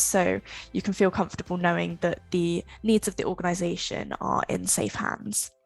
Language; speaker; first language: English; native; English